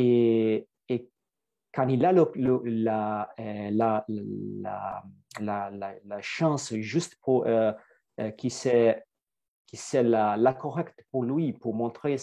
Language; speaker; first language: French; non-native, fluent; Italian